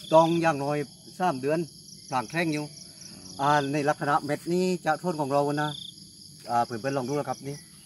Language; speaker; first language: Thai; native; Thai